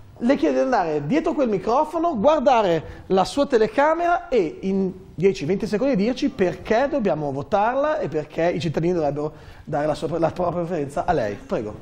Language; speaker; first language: Italian; native; Italian